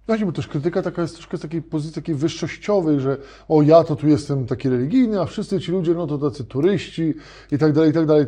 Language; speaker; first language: Polish; native; Polish